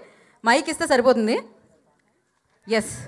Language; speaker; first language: Telugu; native; Telugu